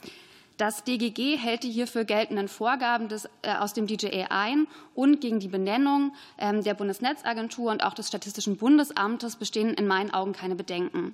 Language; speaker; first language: German; native; German